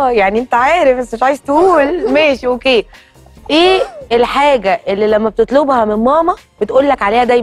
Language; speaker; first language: Arabic; native; Arabic